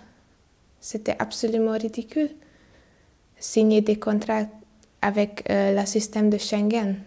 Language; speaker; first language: French; non-native, learner; Hungarian